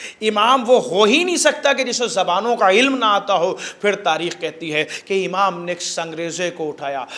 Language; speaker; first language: Urdu; native; Urdu